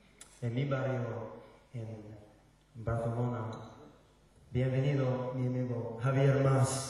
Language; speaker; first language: Spanish; non-native, learner; English